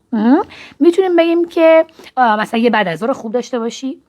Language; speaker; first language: Persian; native; Persian